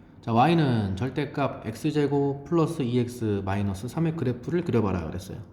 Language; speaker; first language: Korean; native; Korean